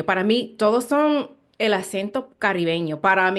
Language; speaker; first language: Spanish; non-native, learner; English